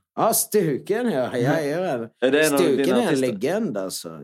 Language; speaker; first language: Swedish; non-native, local second language; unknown